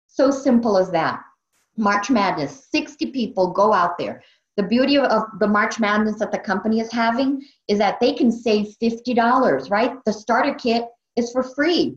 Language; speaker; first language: English; native; English